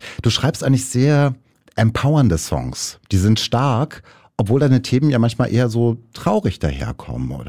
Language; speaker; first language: German; native; German